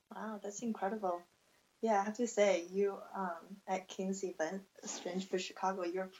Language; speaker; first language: English; non-native, fluent; Chinese